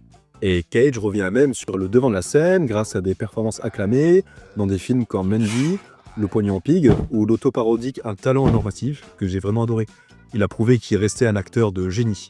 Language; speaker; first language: French; native; French